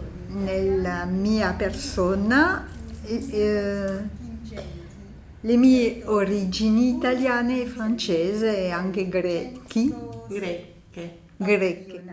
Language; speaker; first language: Italian; non-native, fluent; French